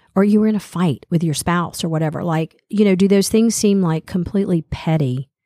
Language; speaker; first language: English; native; English